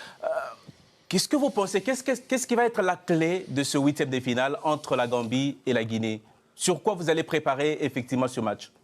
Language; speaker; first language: French; native; French